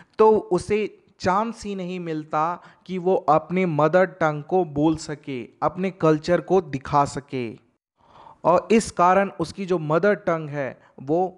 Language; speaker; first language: Hindi; native; Hindi